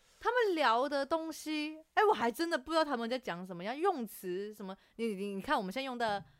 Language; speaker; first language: Chinese; non-native, local second language; Cantonese